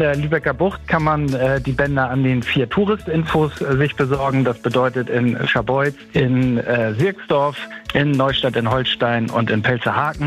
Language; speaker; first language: German; native; German